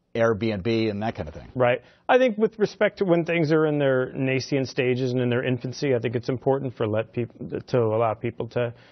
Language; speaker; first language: English; native; English